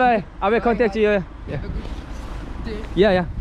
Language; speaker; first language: English; non-native, learner; Korean